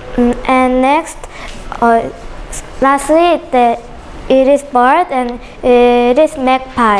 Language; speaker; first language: English; non-native, learner; Korean